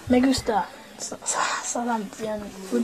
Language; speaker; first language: Spanish; non-native, learner; English